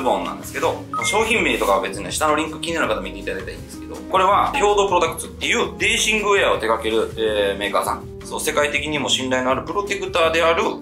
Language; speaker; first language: Japanese; native; Japanese